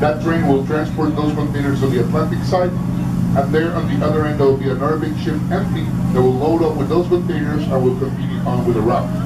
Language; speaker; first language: English; non-native, fluent; Spanish